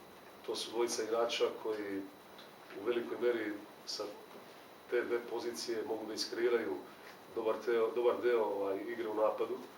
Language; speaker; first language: Serbian; native; Serbian